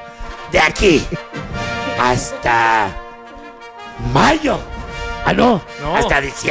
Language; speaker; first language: Spanish; native; Spanish